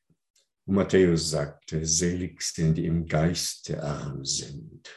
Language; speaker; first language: German; non-native, fluent; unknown